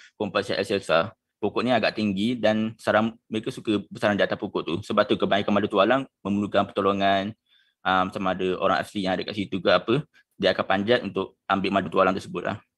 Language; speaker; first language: Malay; native; Malay